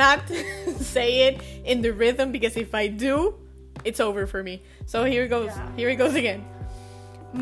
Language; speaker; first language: English; non-native, fluent; Spanish